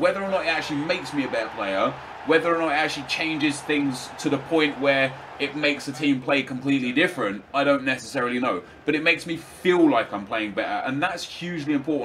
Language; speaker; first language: English; native; English